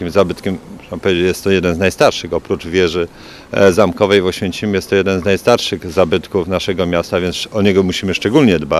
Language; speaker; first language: Polish; native; Polish